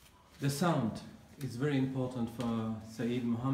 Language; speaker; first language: English; non-native, learner; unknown